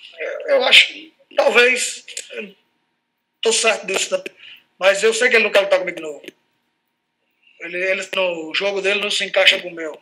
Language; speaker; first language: Portuguese; native; Portuguese